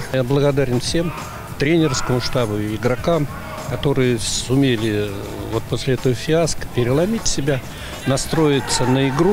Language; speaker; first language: Russian; native; Russian